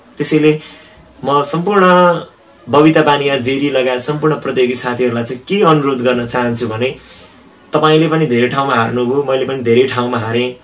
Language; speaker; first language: Nepali; native; Nepali